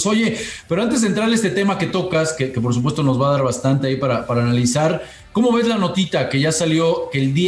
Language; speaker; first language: Spanish; native; Spanish